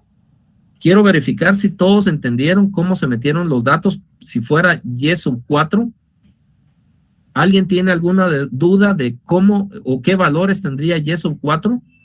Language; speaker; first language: Spanish; native; Spanish